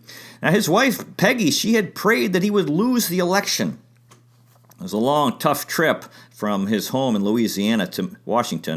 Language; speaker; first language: English; native; English